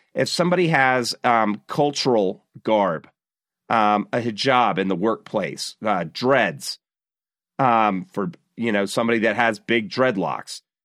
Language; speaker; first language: English; native; English